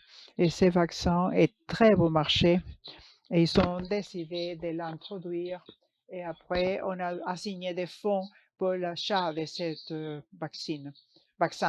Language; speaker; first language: French; non-native, learner; English